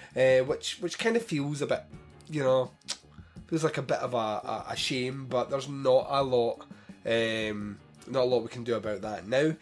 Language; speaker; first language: English; native; English